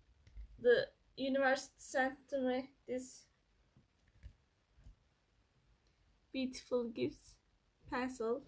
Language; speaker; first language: English; non-native, learner; Turkish